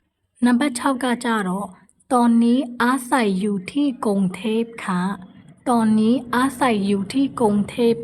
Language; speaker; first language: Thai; non-native, fluent; Burmese